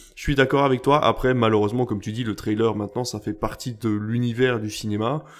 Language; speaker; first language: French; native; French